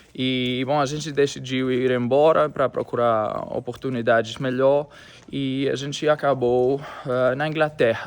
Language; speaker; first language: Portuguese; non-native, fluent; Greek